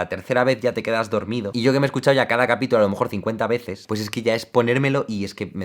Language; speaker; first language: Spanish; native; Spanish